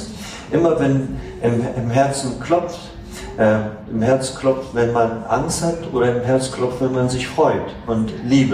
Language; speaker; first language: German; non-native, fluent; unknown